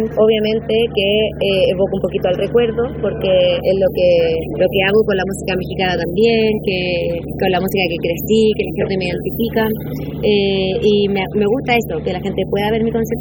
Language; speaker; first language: Spanish; native; Spanish